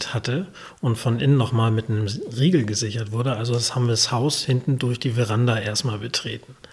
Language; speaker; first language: German; native; German